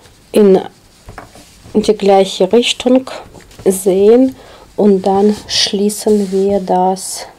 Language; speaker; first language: German; non-native, learner; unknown